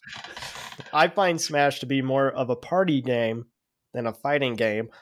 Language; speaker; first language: English; native; English